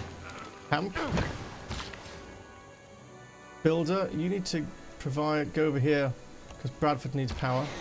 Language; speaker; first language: English; native; English